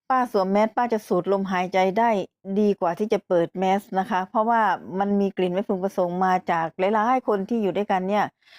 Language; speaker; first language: Thai; native; Thai